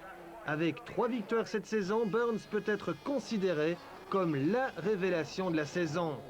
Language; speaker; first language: French; native; French